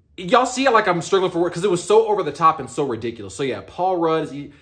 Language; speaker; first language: English; native; English